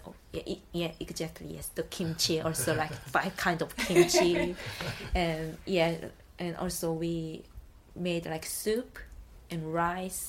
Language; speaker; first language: English; non-native, learner; Korean